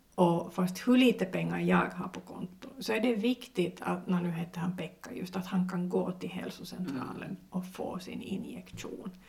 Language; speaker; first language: Swedish; native; Swedish